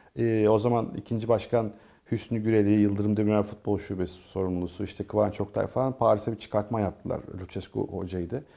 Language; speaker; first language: Turkish; native; Turkish